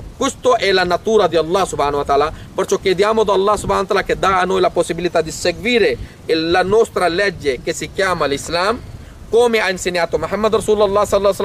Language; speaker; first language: Italian; non-native, fluent; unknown